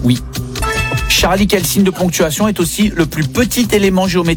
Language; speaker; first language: French; native; French